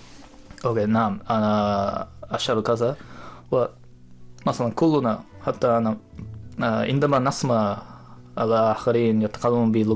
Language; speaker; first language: Arabic; non-native, fluent; Japanese